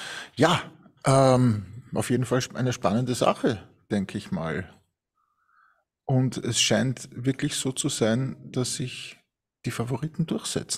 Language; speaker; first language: German; native; German